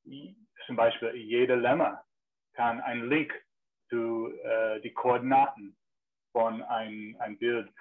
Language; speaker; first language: German; non-native, fluent; English